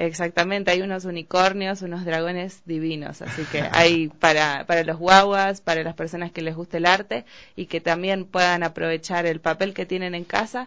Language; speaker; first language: Spanish; native; Spanish